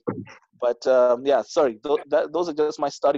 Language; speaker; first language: English; non-native, local second language; Shona